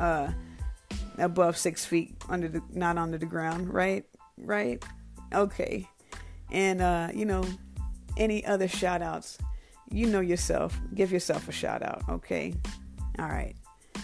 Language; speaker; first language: English; native; English